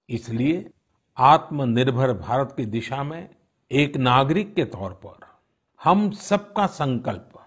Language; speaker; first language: Hindi; non-native, local second language; Gujarati